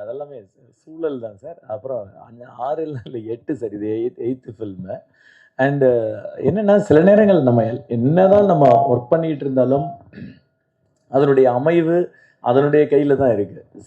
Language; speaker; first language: Tamil; native; Tamil